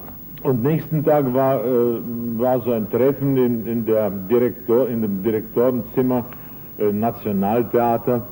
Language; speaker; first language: German; non-native, fluent; Czech